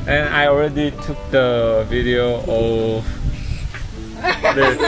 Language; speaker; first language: English; non-native, learner; Korean